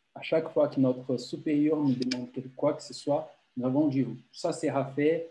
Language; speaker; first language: French; non-native, fluent; Portuguese